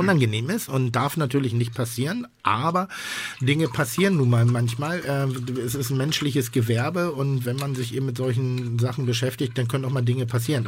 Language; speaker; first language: German; native; German